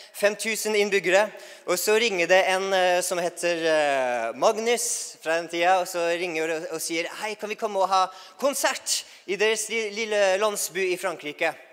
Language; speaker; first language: Norwegian; non-native, fluent; English